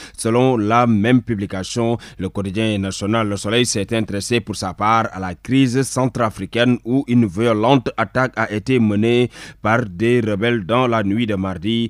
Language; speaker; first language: French; non-native, local second language; Wolof